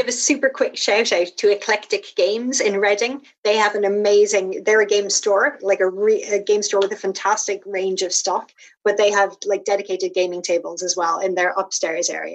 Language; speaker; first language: English; native; English